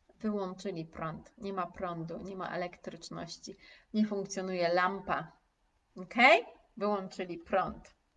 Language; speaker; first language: Polish; native; Polish